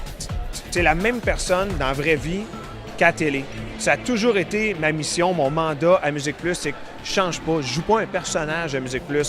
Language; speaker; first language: French; native; French